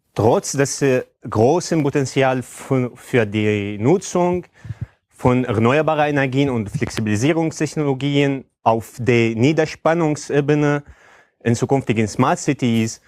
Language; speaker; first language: German; non-native, fluent; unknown